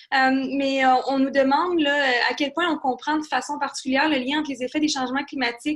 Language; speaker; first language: French; native; French